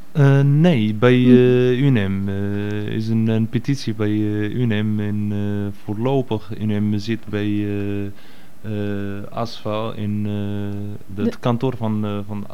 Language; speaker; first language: Dutch; non-native, fluent; Arabic